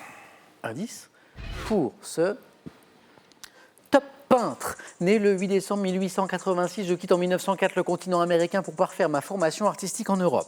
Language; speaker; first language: French; native; French